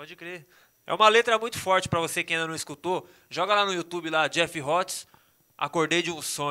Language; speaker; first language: Portuguese; native; Portuguese